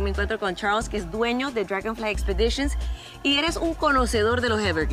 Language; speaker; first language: Spanish; native; Spanish